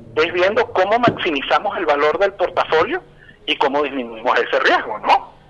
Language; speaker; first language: Spanish; native; Spanish